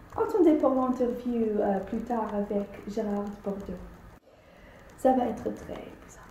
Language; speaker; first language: French; non-native, learner; English